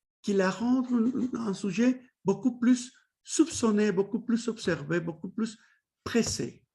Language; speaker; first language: French; non-native, fluent; Spanish